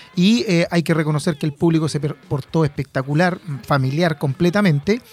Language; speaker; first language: Spanish; native; Spanish